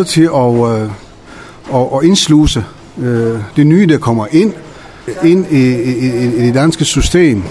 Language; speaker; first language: Danish; non-native, fluent; Persian